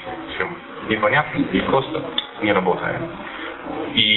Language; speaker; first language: Russian; non-native, fluent; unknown